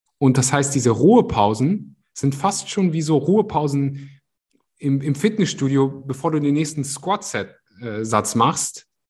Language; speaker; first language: German; early bilingual, other home language; Russian